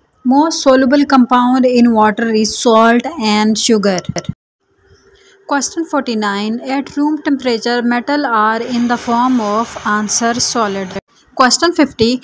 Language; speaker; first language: English; non-native, local second language; Urdu